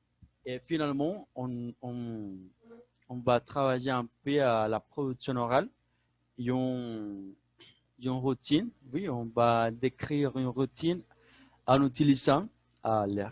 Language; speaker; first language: French; non-native, fluent; Spanish